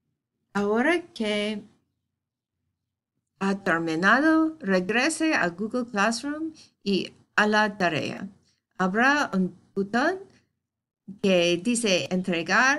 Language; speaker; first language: Spanish; non-native, fluent; English